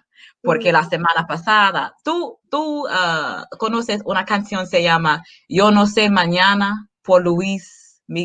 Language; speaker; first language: Spanish; non-native, learner; English